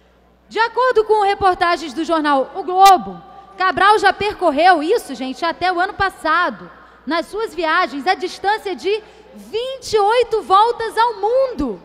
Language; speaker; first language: Portuguese; native; Portuguese